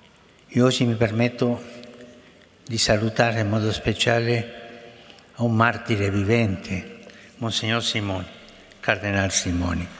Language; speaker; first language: Italian; non-native, fluent; Spanish